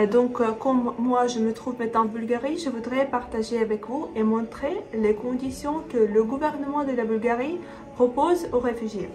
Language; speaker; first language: French; non-native, fluent; Russian